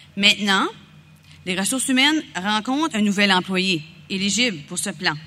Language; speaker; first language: French; native; French